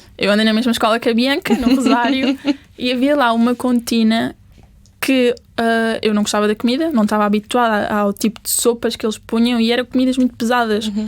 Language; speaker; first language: Portuguese; early bilingual, other home language; Spanish